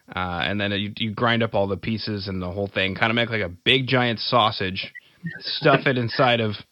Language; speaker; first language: English; native; English